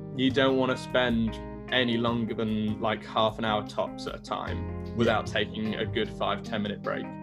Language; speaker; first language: English; native; English